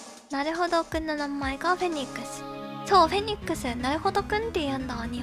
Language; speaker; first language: Japanese; native; Japanese